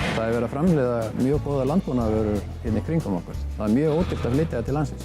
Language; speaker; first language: Icelandic; native; Icelandic